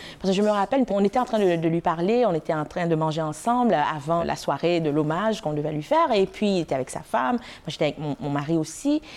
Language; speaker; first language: French; non-native, local second language; Haitian Creole